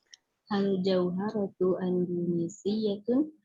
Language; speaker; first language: Arabic; non-native, learner; Indonesian